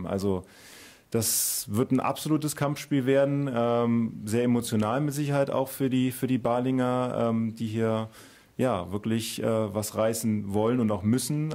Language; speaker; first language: German; native; German